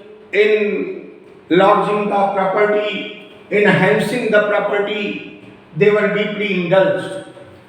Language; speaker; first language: English; non-native, local second language; Hindi